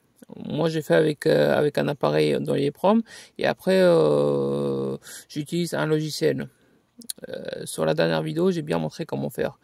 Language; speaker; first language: French; native; French